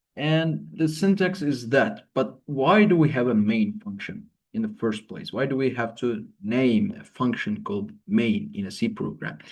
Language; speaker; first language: English; non-native, fluent; Turkish